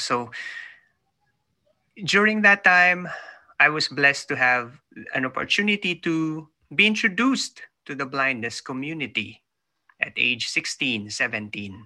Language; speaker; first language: English; non-native, local second language; Filipino